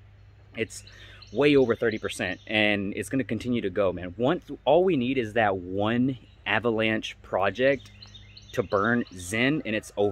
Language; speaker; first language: English; native; English